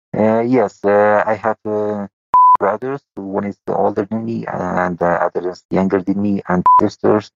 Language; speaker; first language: English; non-native, fluent; Persian